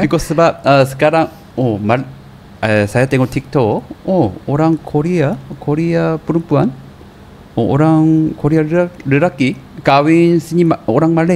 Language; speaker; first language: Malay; non-native, learner; Korean